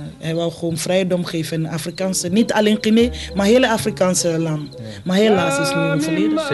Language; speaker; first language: Dutch; non-native, fluent; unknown